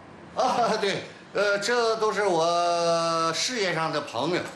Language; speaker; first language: Chinese; native; Chinese